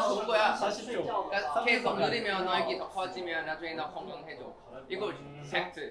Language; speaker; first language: Korean; non-native, learner; Chinese